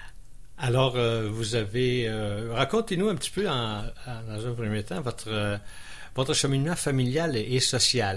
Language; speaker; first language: French; native; French